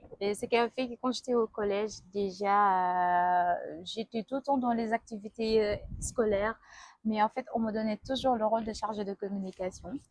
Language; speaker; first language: French; non-native, local second language; Wolof